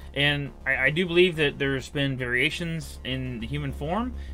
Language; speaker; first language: English; native; English